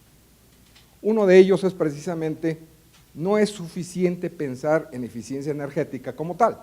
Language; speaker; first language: Spanish; native; Spanish